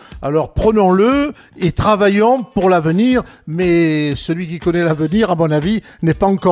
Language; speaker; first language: French; native; French